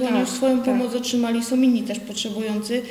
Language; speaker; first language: Polish; non-native, fluent; Ukrainian